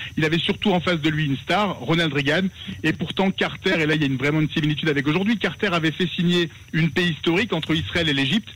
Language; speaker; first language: French; native; French